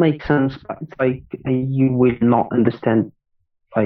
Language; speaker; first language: English; non-native, fluent; Arabic